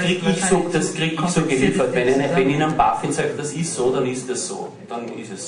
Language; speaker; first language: German; native; German